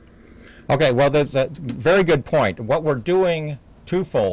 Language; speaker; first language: English; native; English